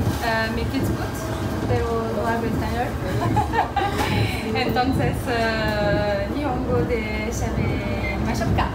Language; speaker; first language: Spanish; non-native, learner; French